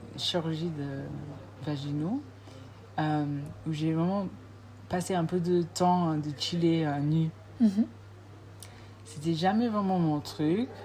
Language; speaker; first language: French; non-native, fluent; English